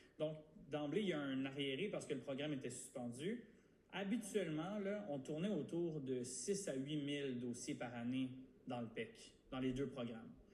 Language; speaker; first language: French; native; French